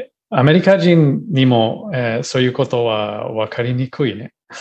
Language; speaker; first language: Japanese; non-native, learner; English